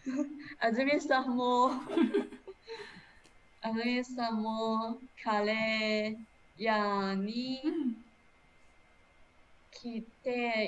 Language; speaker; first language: Japanese; non-native, learner; English